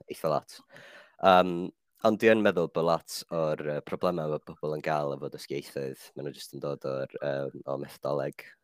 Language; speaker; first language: Welsh; non-native, fluent; Finnish